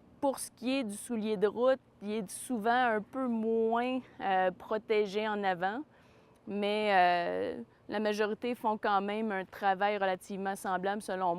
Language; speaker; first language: French; native; French